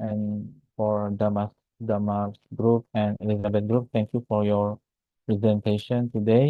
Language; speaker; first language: English; non-native, fluent; Indonesian